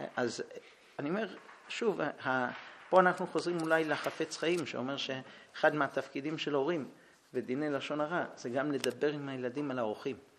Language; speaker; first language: Hebrew; early bilingual, heritage; Hebrew